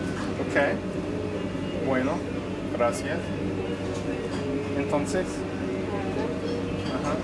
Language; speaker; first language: Spanish; non-native, learner; English